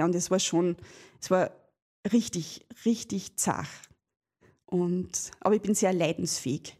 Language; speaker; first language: German; native; German